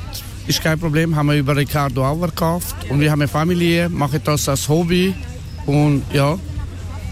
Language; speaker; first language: German; non-native, learner; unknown